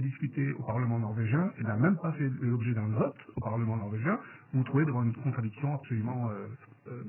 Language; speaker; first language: French; native; French